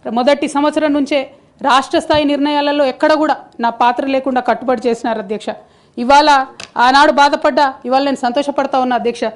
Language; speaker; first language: Telugu; native; Telugu